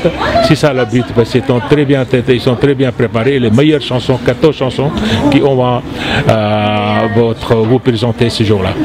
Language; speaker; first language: French; non-native, fluent; Punjabi